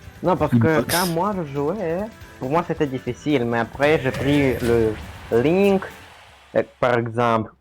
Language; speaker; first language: French; non-native, learner; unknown